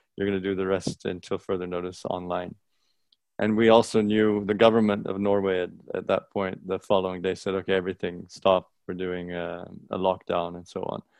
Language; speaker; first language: English; native; English